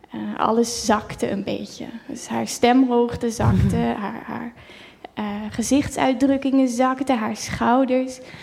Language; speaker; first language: Dutch; native; Dutch